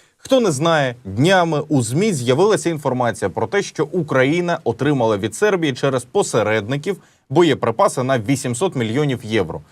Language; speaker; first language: Ukrainian; native; Ukrainian